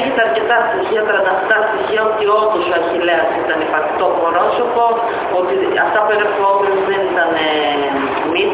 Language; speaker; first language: Greek; native; Greek